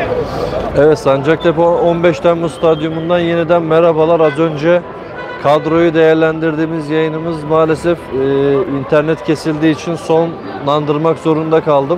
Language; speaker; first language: Turkish; native; Turkish